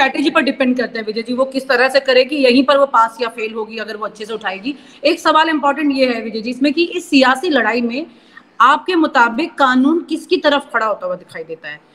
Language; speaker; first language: Hindi; native; Hindi